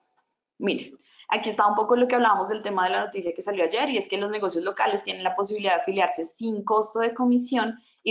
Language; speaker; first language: Spanish; native; Spanish